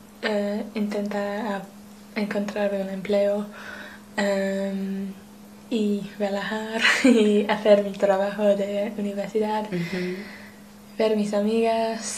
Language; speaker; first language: Spanish; non-native, learner; English